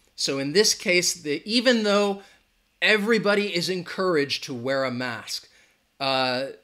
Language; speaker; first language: English; native; English